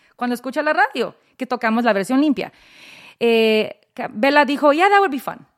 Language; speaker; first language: Spanish; early bilingual, heritage; Spanish